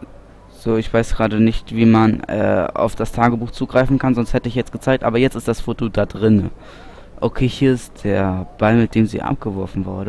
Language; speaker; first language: German; native; German